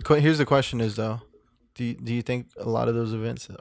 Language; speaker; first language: English; native; English